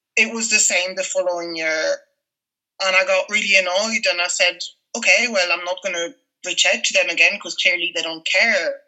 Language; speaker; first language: English; non-native, fluent; French